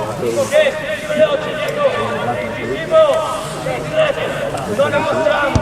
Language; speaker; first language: Italian; native; Italian